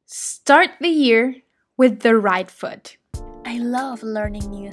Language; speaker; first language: English; non-native, fluent; Spanish